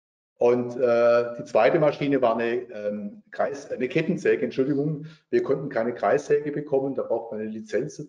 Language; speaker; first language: German; native; German